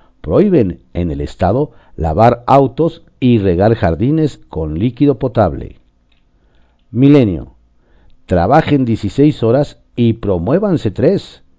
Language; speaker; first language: Spanish; native; Spanish